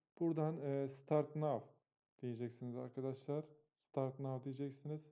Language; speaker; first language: Turkish; native; Turkish